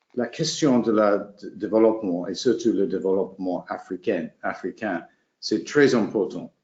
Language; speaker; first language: French; non-native, fluent; English